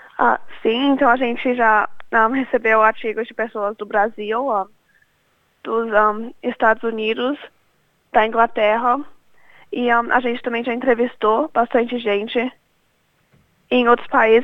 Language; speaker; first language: Portuguese; early bilingual, other home language; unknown